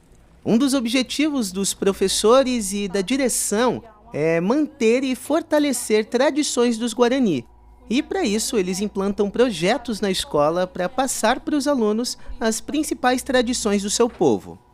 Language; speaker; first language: Portuguese; native; Portuguese